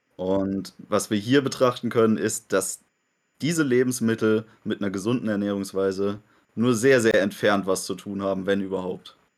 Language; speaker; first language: German; native; German